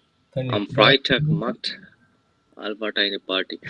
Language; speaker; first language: German; non-native, learner; Bangla